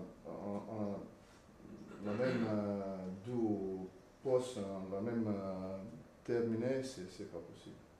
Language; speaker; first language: French; non-native, learner; Slovenian